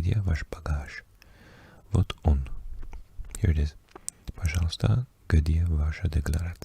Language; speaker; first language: Russian; non-native, learner; English